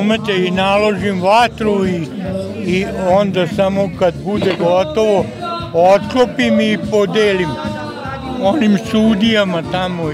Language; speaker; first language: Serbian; non-native, local second language; Hungarian